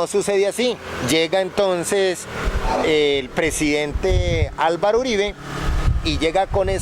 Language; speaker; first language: Spanish; native; Spanish